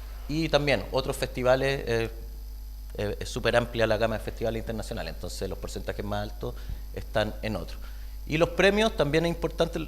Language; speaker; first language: Spanish; native; Spanish